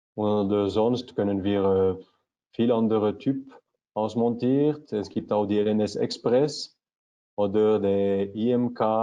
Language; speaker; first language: German; non-native, learner; French